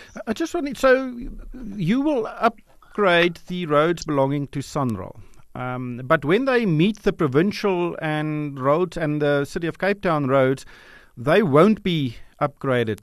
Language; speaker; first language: English; non-native, local second language; Afrikaans